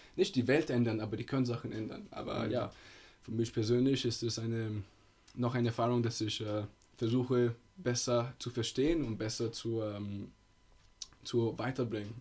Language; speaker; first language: German; non-native, learner; Italian